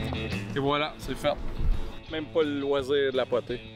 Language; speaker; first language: French; native; French